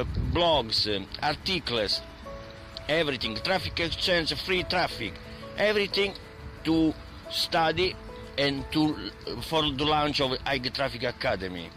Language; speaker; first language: English; non-native, learner; Italian